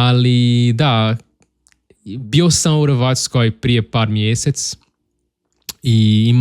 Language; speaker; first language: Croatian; non-native, learner; Portuguese